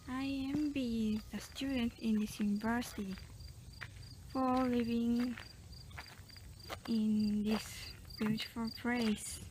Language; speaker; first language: English; non-native, learner; Japanese